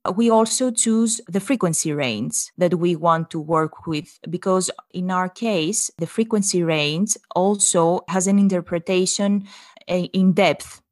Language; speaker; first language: English; non-native, fluent; Greek